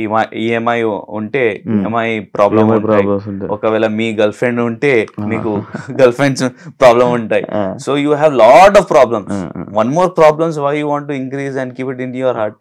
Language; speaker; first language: Telugu; non-native, local second language; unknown